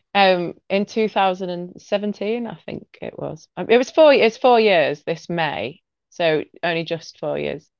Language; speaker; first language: English; native; English